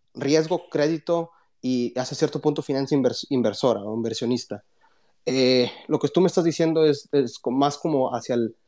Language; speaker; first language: Spanish; early bilingual, heritage; Spanish